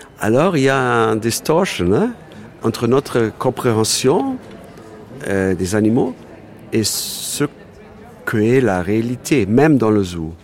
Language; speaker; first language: French; non-native, fluent; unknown